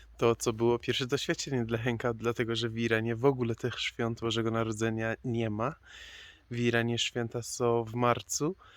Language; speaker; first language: Polish; non-native, fluent; Persian